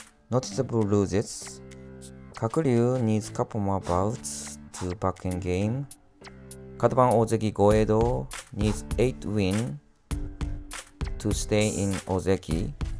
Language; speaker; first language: English; non-native, learner; Japanese